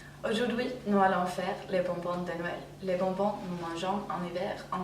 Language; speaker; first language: French; non-native, learner; Swedish